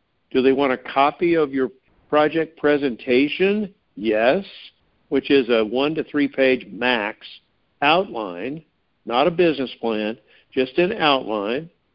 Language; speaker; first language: English; native; English